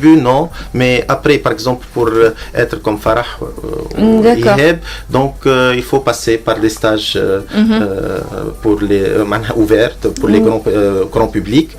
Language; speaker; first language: French; non-native, local second language; Arabic